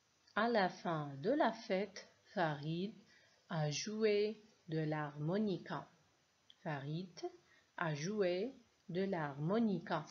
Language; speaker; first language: French; non-native, local second language; Arabic